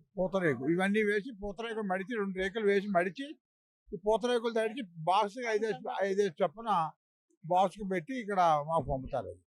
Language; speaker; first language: Telugu; native; Telugu